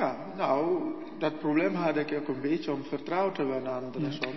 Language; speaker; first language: Dutch; non-native, learner; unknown